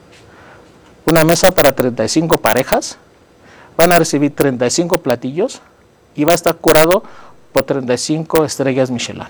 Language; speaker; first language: Spanish; non-native, fluent; Greek